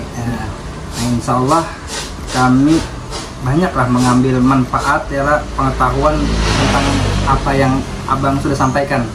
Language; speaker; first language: Indonesian; non-native, local second language; Banjar